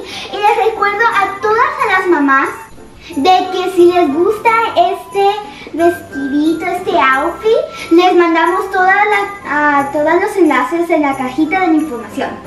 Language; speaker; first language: Spanish; early bilingual, other home language; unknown